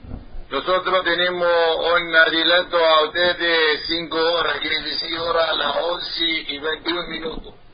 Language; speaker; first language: Spanish; non-native, learner; Arabic